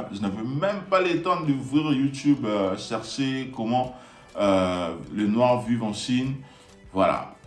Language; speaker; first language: French; non-native, local second language; Lingala